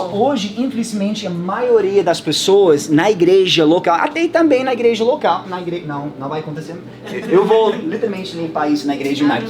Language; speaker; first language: Portuguese; non-native, fluent; English